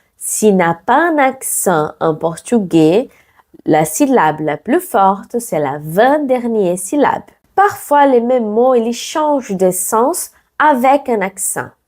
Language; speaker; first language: French; non-native, fluent; Portuguese